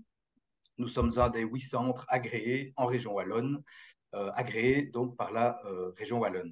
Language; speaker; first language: French; native; French